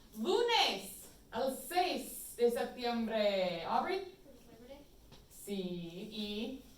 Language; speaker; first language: Spanish; non-native, fluent; English